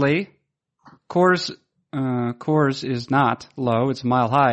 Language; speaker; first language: English; native; English